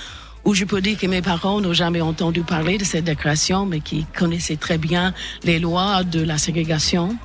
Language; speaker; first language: French; non-native, fluent; English